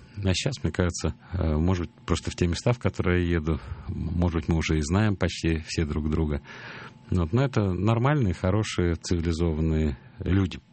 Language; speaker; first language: Russian; native; Russian